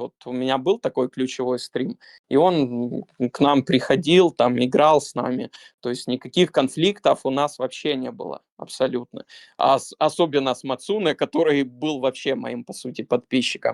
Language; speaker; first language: Russian; native; Russian